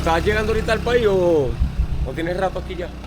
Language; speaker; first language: Spanish; native; Spanish